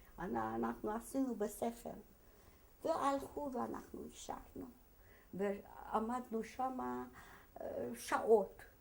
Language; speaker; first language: Hebrew; non-native, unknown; Hungarian